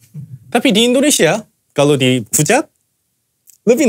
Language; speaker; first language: Indonesian; non-native, fluent; Korean